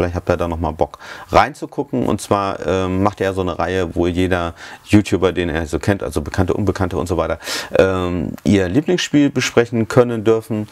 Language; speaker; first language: German; native; German